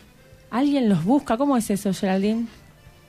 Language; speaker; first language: Spanish; native; Spanish